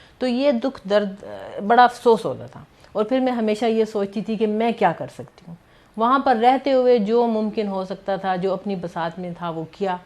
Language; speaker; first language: Urdu; native; Urdu